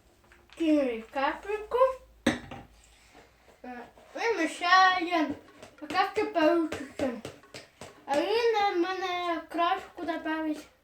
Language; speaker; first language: Russian; early bilingual, heritage; Russian